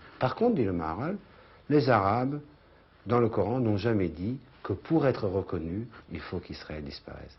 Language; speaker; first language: French; native; French